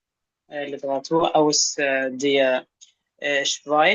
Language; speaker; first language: German; non-native, learner; Arabic